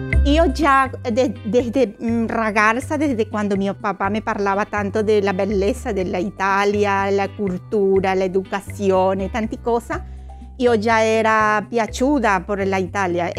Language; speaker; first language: Italian; non-native, learner; Spanish